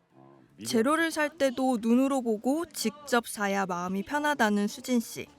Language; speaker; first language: Korean; native; Korean